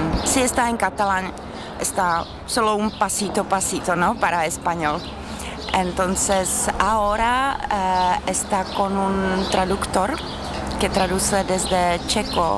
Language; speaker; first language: Spanish; non-native, fluent; Czech